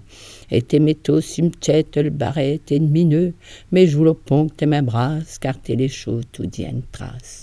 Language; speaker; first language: French; native; French